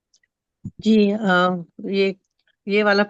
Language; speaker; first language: Hindi; native; Hindi